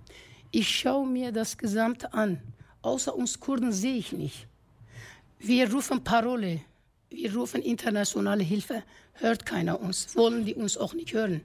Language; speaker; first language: German; non-native, fluent; Kurdish